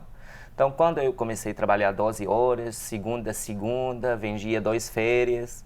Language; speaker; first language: Portuguese; non-native, learner; Arabic